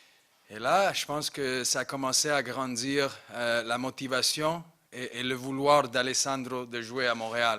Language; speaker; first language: French; non-native, local second language; English